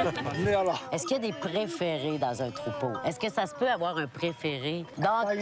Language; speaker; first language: French; native; French